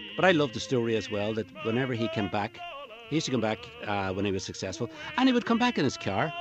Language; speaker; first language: English; native; English